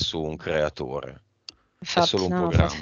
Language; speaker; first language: Italian; native; Italian